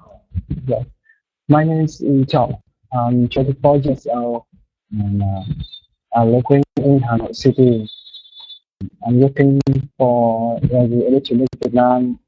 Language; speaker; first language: English; non-native, learner; Vietnamese